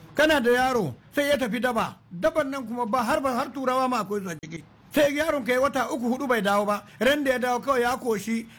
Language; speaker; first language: Hausa; non-native, local second language; Fula